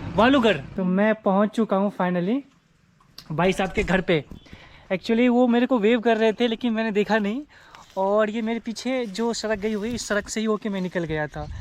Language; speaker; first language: Hindi; native; Hindi